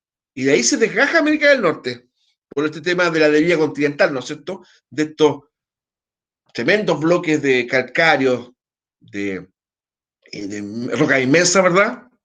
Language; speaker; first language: Spanish; native; Spanish